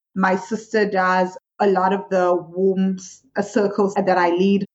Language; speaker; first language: English; non-native, local second language; Swati